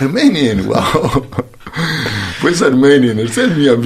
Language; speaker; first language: German; non-native, fluent; Spanish